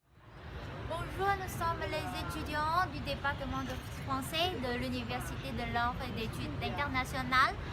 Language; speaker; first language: French; non-native, fluent; Vietnamese